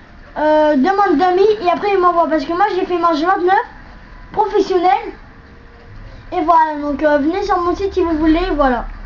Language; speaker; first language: French; native; French